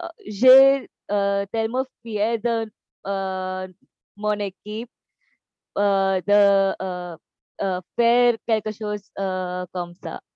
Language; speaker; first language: French; non-native, learner; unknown